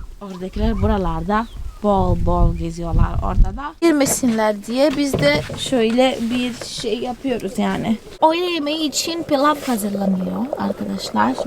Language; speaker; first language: Turkish; non-native, fluent; Portuguese